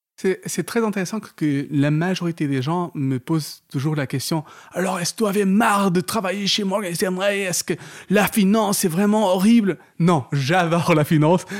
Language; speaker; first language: French; non-native, fluent; Portuguese